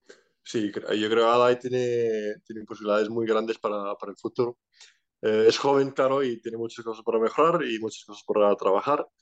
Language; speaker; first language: Spanish; non-native, fluent; Icelandic